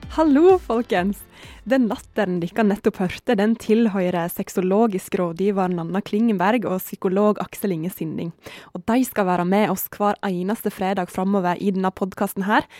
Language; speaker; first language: Norwegian; native; Norwegian